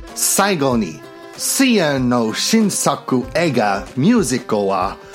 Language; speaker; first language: Japanese; non-native, learner; English